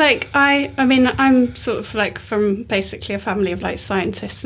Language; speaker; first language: English; native; English